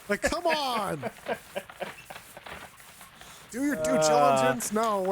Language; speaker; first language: English; native; English